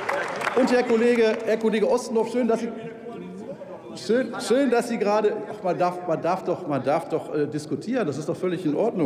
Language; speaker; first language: German; native; German